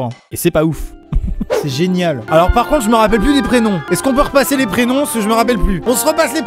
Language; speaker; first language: French; native; French